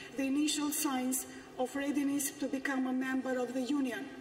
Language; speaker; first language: English; non-native, fluent; Macedonian